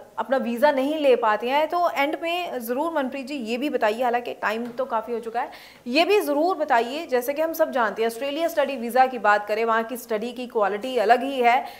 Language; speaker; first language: Hindi; non-native, local second language; Punjabi